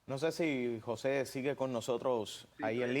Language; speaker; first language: Spanish; native; Spanish